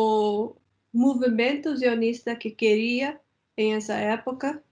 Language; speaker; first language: Portuguese; non-native, fluent; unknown